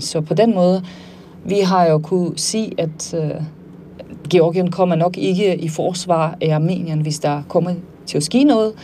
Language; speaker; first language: Danish; non-native, fluent; Armenian